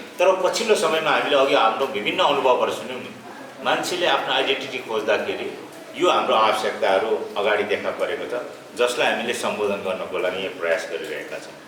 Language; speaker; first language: Nepali; non-native, local second language; Limbu